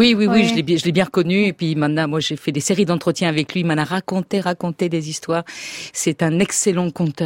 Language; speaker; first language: French; native; French